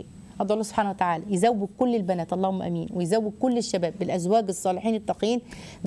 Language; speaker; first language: Arabic; native; Arabic